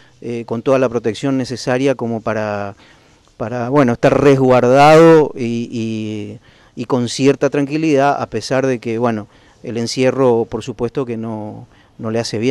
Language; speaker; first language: Spanish; native; Spanish